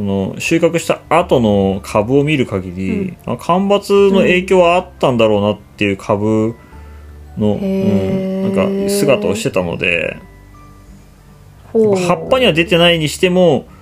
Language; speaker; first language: Japanese; native; Japanese